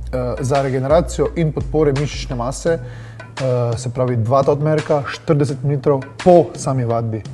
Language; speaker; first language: Slovenian; native; Slovenian